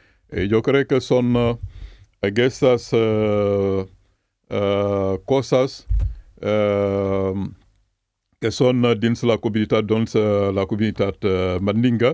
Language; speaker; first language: Catalan; non-native, fluent; Mandingo